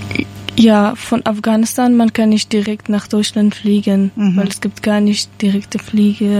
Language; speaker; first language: German; non-native, learner; Persian